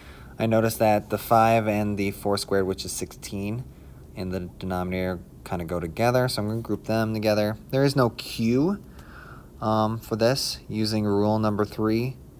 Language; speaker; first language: English; native; English